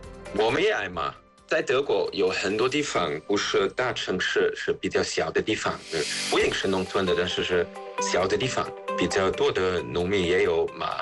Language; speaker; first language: Chinese; non-native, fluent; German